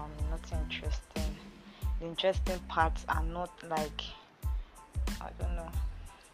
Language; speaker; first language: English; non-native, local second language; Ibibio